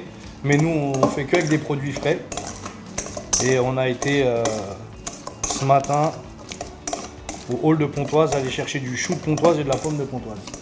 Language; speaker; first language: French; native; French